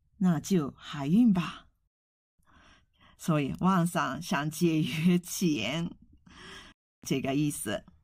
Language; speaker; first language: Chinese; non-native, fluent; Japanese